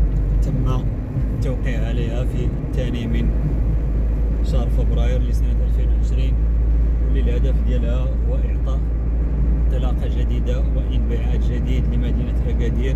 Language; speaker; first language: Arabic; native; Arabic